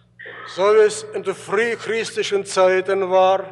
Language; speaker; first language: German; early bilingual, heritage; German